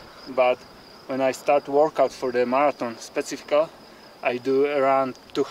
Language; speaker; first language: English; non-native, learner; Polish